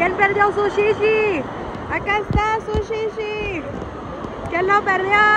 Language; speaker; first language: Spanish; early bilingual, other home language; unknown